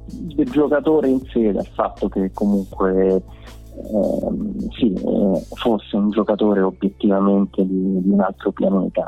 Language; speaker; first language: Italian; native; Italian